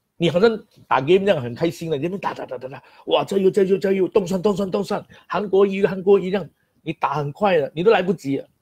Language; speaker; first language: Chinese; native; Chinese